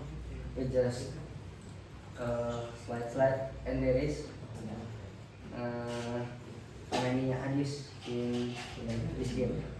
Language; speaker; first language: English; non-native, learner; Indonesian